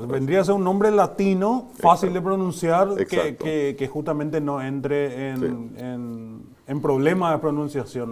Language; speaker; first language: Spanish; native; Spanish